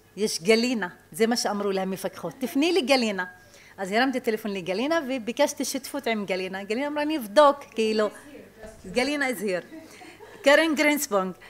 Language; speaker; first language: Hebrew; non-native, local second language; Arabic